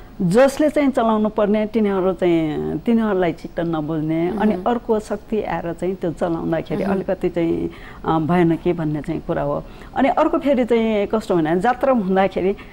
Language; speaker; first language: Nepali; non-native, local second language; Newari